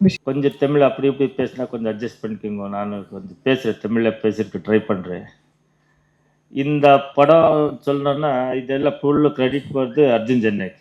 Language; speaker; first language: Tamil; non-native, learner; Kannada